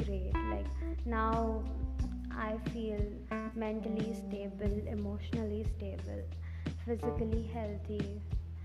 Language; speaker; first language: English; non-native, local second language; Hindi